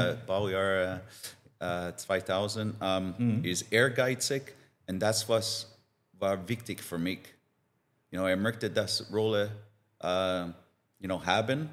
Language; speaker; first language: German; non-native, learner; English